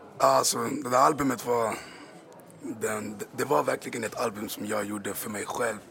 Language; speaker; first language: Swedish; native; Swedish